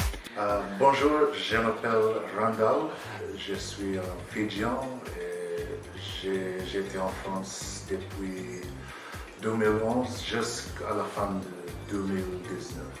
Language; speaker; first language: French; non-native, learner; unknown